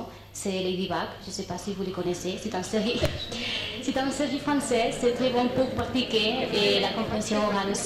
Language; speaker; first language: French; non-native, learner; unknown